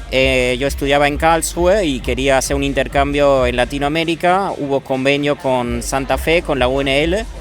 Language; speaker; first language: Spanish; early bilingual, heritage; Spanish